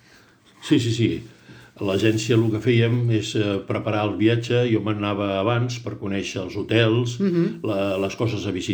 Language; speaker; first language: Catalan; native; Catalan